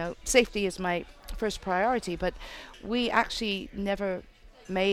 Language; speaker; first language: English; native; English